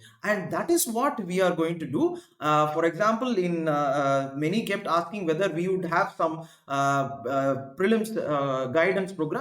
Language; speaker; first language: English; non-native, local second language; Tamil